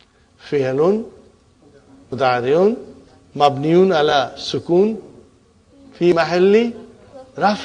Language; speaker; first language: Arabic; non-native, fluent; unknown